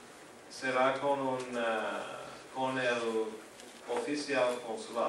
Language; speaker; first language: Spanish; non-native, fluent; English